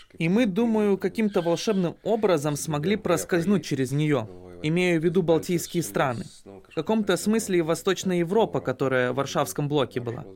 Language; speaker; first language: Russian; non-native, local second language; Lithuanian